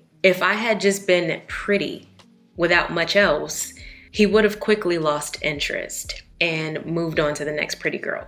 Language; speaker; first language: English; native; English